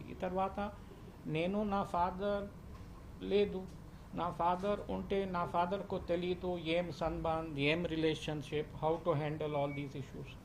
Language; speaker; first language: Telugu; early bilingual, heritage; Telugu